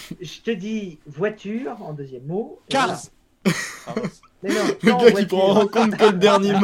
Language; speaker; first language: French; native; French